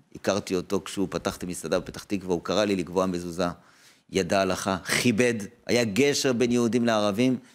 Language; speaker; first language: Hebrew; native; Hebrew